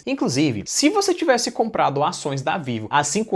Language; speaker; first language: Portuguese; native; Portuguese